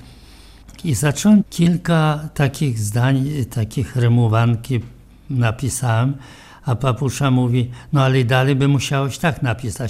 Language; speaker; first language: Polish; non-native, local second language; Romany